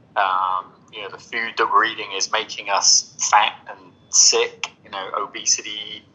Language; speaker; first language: English; native; English